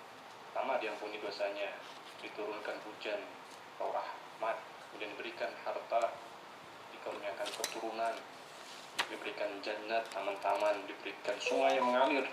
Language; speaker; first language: Malay; native; Malay